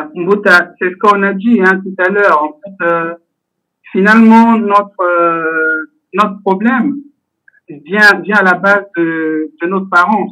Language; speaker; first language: French; native; French